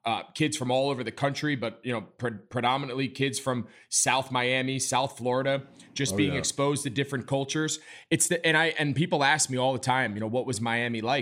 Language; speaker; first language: English; native; English